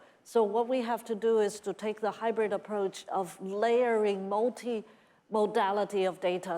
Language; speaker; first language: English; non-native, fluent; Chinese